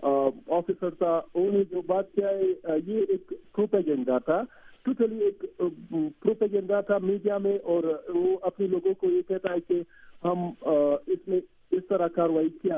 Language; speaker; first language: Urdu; non-native, learner; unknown